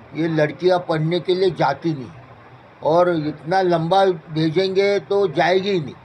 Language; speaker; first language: Hindi; non-native, local second language; Marathi